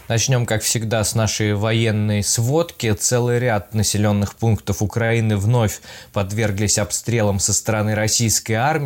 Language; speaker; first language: Russian; native; Russian